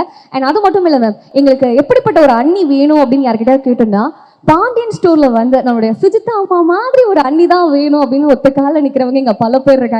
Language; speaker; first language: Tamil; native; Tamil